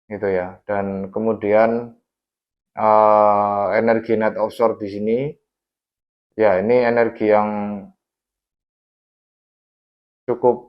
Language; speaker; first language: Indonesian; native; Indonesian